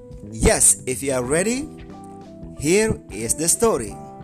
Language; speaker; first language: English; non-native, fluent; Indonesian